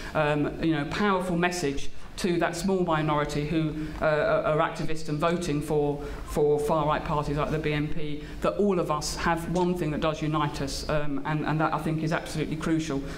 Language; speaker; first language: English; native; English